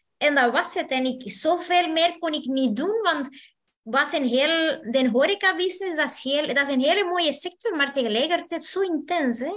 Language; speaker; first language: Dutch; non-native, fluent; Spanish